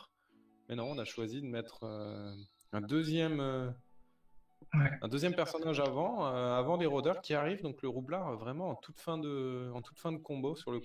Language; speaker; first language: French; native; French